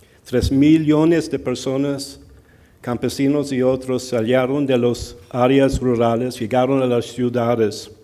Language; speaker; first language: Spanish; early bilingual, heritage; Spanish